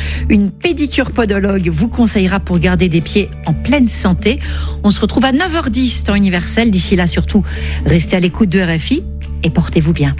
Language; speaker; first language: French; native; French